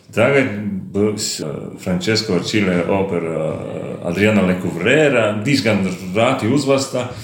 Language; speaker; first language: Latvian; native; Latvian